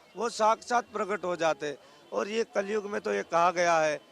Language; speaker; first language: Hindi; non-native, local second language; Gujarati